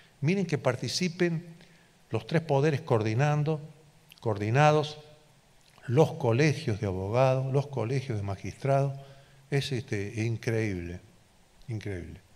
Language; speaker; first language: Spanish; native; Spanish